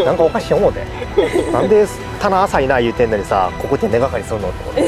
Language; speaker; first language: Japanese; native; Japanese